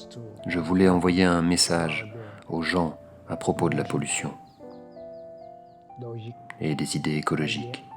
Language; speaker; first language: French; non-native, learner; Thai